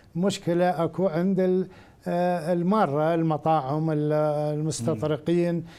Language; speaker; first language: Arabic; native; Arabic